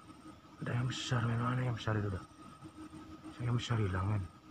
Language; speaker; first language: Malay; non-native, local second language; Javanese